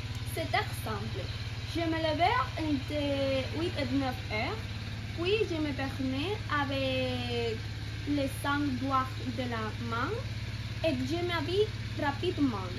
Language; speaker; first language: French; non-native, learner; Spanish